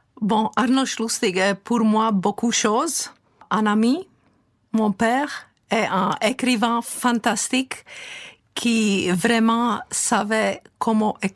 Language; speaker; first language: French; non-native, fluent; Czech